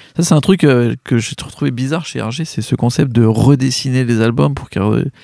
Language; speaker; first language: French; native; French